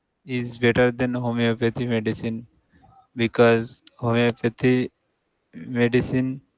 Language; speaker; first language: English; non-native, learner; Bangla